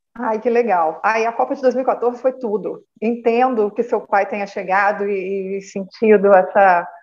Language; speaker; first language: Portuguese; native; Portuguese